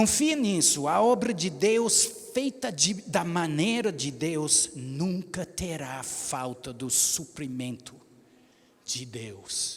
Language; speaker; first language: Portuguese; non-native, fluent; English